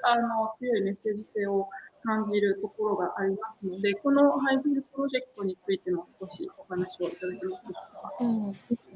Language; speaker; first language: Japanese; native; Japanese